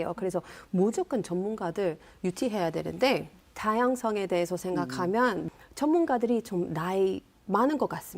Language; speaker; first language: Korean; non-native, fluent; English